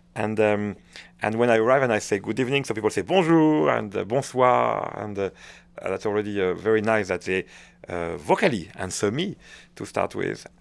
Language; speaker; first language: English; non-native, fluent; French